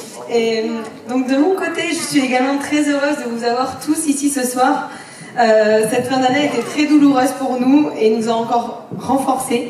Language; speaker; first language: French; native; French